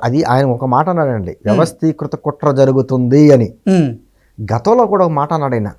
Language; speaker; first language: Telugu; native; Telugu